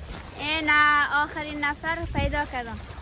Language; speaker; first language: Persian; native; Persian